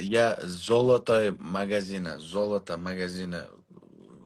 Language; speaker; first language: Russian; non-native, learner; Uzbek